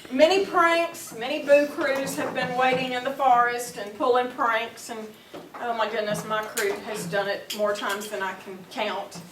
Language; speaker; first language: English; native; English